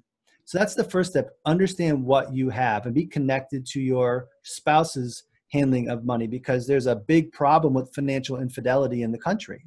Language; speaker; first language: English; native; English